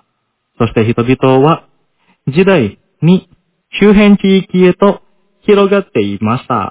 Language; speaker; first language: Japanese; non-native, fluent; Indonesian